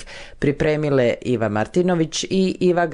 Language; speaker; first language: Croatian; native; Croatian